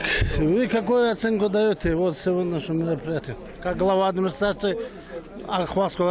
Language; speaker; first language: Russian; non-native, local second language; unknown